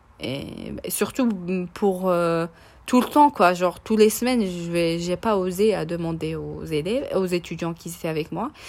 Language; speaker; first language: French; non-native, local second language; Arabic